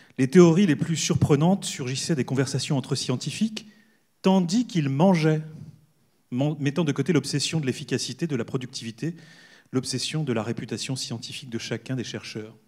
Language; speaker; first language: French; native; French